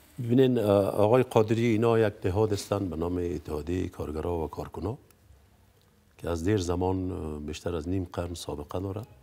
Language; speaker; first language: Persian; native; Persian